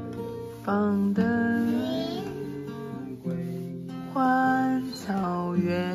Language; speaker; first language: Chinese; native; Chinese